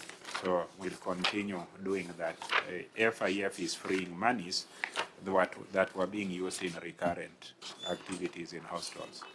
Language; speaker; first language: English; non-native, local second language; Luo (Kenya and Tanzania)